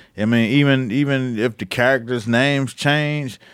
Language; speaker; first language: English; native; English